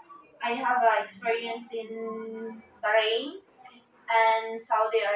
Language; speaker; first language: English; non-native, learner; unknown